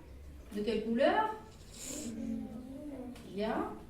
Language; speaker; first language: French; non-native, local second language; Arabic